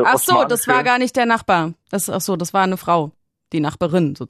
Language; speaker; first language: German; native; German